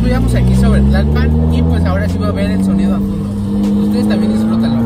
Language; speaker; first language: Spanish; native; Spanish